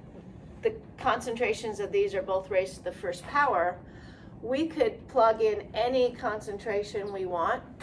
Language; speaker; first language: English; native; English